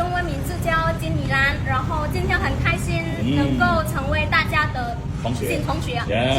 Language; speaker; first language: Chinese; non-native, fluent; Khmer